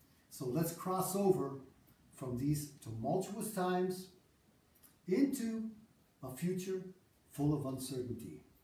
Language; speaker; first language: English; early bilingual, other home language; Spanish